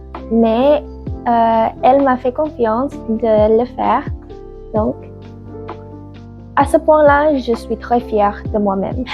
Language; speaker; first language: French; non-native, learner; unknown